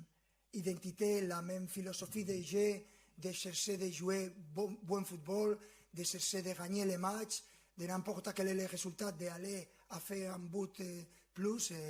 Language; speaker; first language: French; non-native, fluent; Spanish